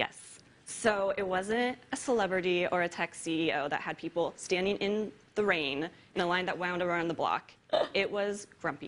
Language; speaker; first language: English; native; English